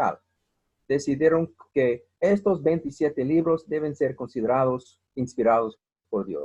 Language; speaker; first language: Spanish; non-native, fluent; English